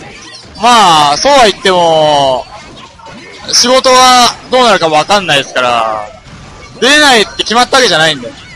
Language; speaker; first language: Japanese; native; Japanese